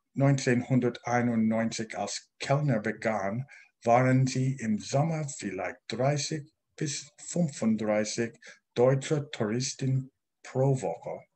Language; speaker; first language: German; non-native, learner; English